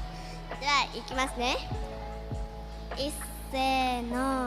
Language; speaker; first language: Japanese; non-native, learner; Indonesian